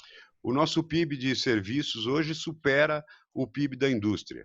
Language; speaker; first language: Portuguese; native; Portuguese